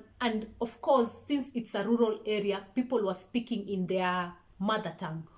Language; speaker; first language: English; non-native, local second language; Swahili